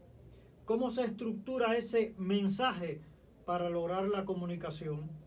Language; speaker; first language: Spanish; native; Spanish